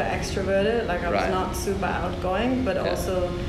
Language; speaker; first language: English; non-native, fluent; German